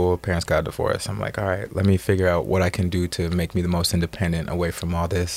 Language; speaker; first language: English; native; English